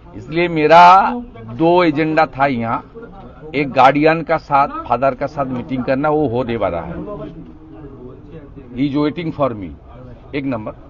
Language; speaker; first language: Hindi; non-native, local second language; Bangla